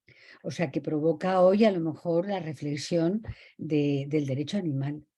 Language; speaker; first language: Spanish; native; Spanish